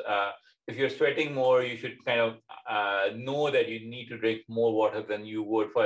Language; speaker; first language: English; non-native, local second language; Urdu